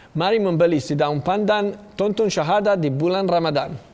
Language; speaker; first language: Indonesian; non-native, learner; Bosnian